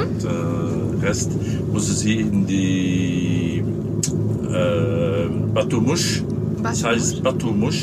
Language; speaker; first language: German; non-native, learner; French